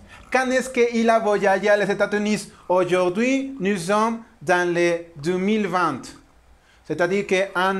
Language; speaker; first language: French; non-native, learner; Spanish